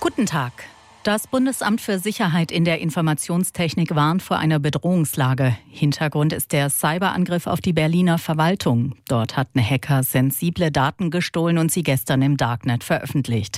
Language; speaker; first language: German; native; German